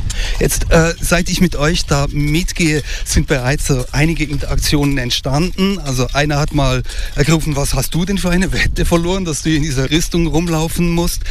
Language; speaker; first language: German; native; German